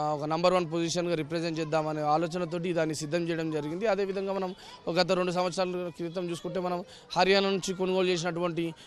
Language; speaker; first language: Telugu; native; Telugu